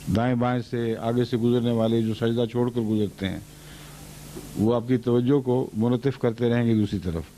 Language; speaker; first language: Urdu; native; Urdu